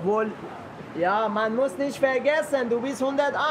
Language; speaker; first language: German; non-native, learner; Persian